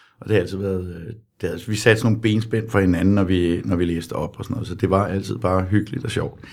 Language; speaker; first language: Danish; native; Danish